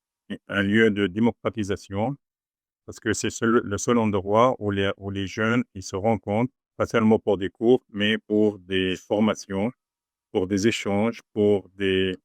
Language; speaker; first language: French; non-native, fluent; Arabic